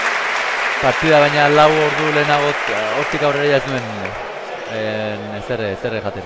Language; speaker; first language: Basque; native; Basque